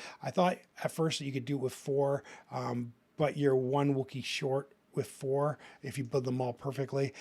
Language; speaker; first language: English; native; English